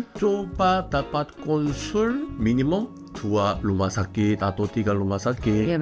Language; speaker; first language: Indonesian; non-native, fluent; Korean